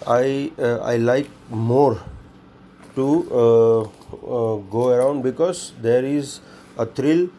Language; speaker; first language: English; non-native, local second language; Gujarati